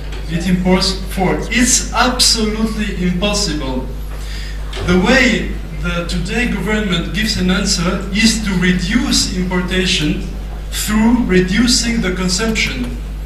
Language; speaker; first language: English; non-native, fluent; French